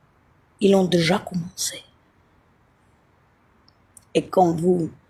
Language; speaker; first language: French; non-native, learner; Italian